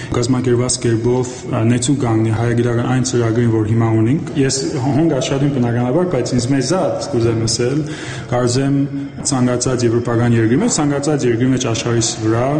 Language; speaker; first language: Armenian; early bilingual, heritage; Armenian